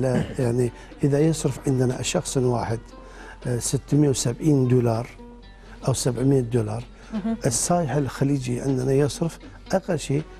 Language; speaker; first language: Arabic; non-native, fluent; Turkish